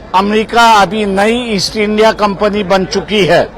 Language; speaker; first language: Hindi; non-native, local second language; Marathi